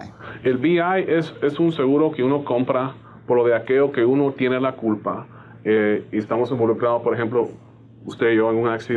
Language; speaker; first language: Spanish; native; Spanish